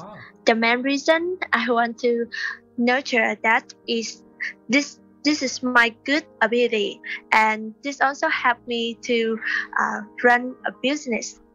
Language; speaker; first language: English; non-native, learner; Vietnamese